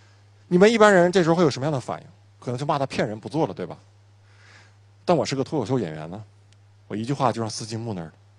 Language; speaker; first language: Chinese; native; Chinese